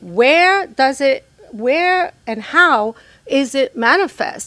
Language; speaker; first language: English; non-native, fluent; Hebrew